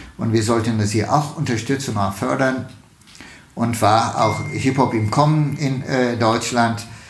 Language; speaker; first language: German; non-native, fluent; Turkish